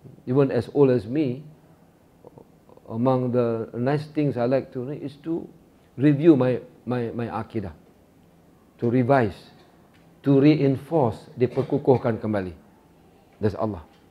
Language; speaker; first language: English; non-native, local second language; Malay